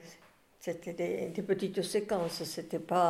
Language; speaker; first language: French; native; French